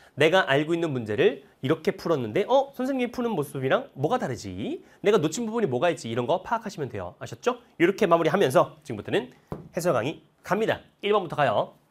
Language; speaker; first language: Korean; native; Korean